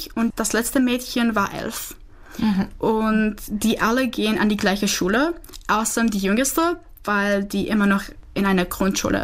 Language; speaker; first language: German; non-native, fluent; Czech